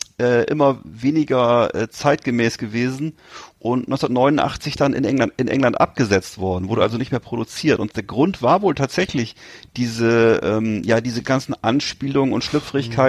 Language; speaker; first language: German; native; German